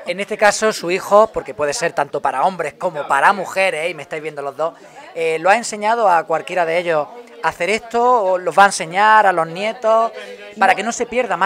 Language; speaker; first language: Spanish; native; Spanish